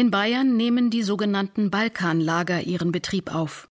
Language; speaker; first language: German; native; German